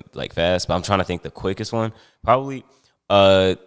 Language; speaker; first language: English; native; English